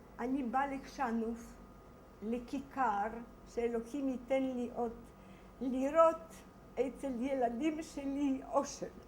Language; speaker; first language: Hebrew; non-native, fluent; Polish